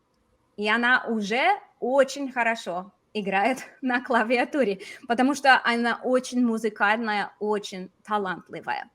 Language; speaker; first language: Russian; non-native, fluent; English